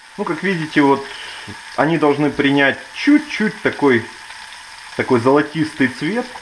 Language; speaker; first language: Russian; native; Russian